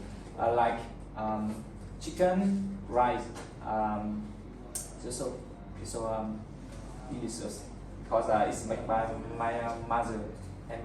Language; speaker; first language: English; non-native, learner; Vietnamese